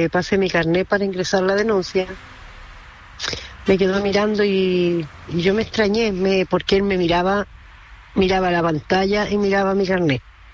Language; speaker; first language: Spanish; native; Spanish